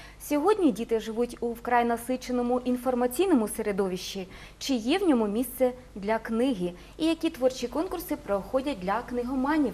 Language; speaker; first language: Ukrainian; non-native, local second language; Russian